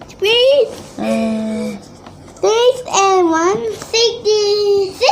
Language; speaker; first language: English; non-native, learner; Thai